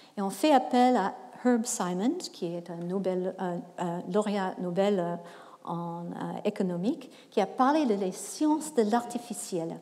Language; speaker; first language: French; non-native, fluent; English